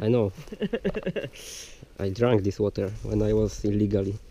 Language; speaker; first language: English; non-native, learner; Polish